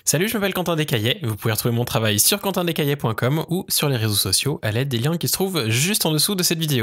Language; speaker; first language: French; native; French